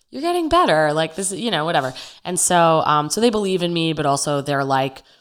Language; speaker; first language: English; native; English